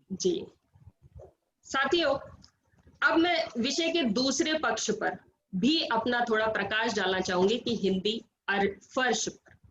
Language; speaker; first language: Hindi; native; Hindi